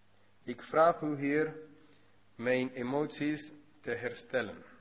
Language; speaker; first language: Dutch; non-native, learner; English